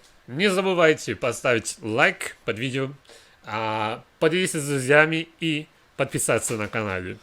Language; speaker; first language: Russian; non-native, learner; Portuguese